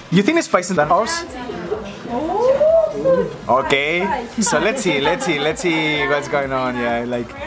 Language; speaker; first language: English; non-native, learner; Spanish